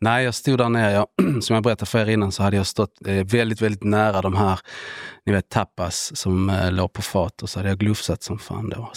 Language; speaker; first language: Swedish; native; Swedish